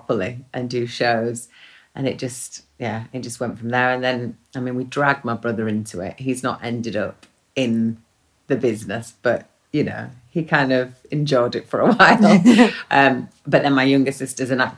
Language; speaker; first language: English; native; English